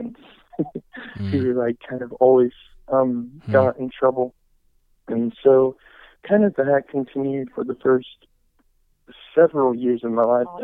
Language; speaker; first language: English; native; English